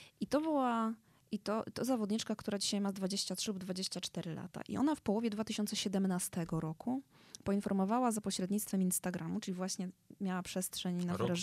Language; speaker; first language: Polish; native; Polish